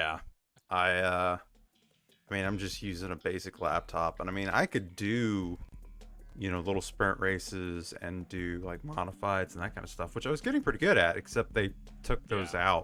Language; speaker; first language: English; native; English